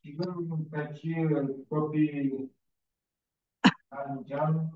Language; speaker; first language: Korean; non-native, learner; Kyrgyz